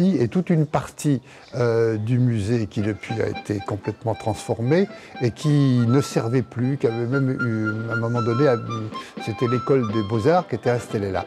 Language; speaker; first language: French; native; French